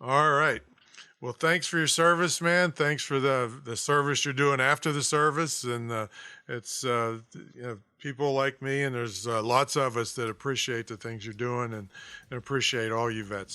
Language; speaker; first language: English; native; English